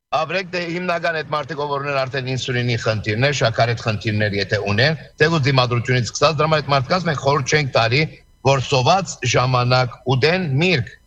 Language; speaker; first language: Armenian; native; Armenian